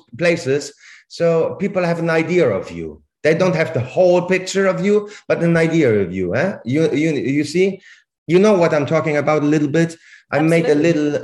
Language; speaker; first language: English; non-native, fluent; Swiss German